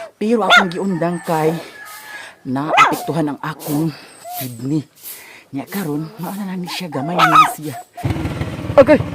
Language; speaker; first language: Cebuano; native; Cebuano